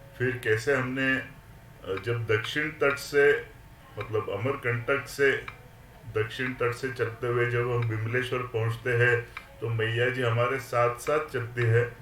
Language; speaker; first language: Hindi; non-native, local second language; Marathi